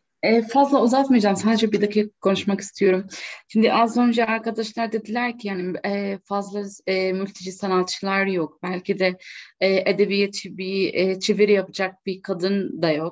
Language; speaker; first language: Turkish; non-native, fluent; Arabic